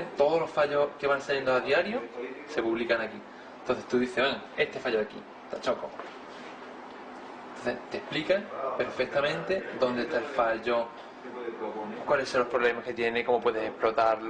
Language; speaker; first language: Spanish; native; Spanish